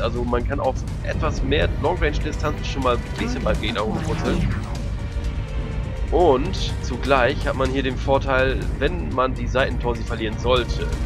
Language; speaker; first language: German; native; German